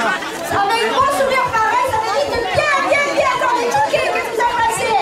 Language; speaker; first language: French; native; French